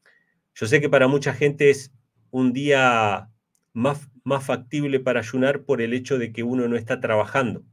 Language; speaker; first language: Spanish; native; Spanish